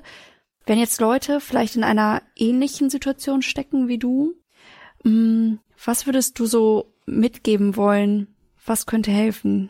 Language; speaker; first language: German; native; German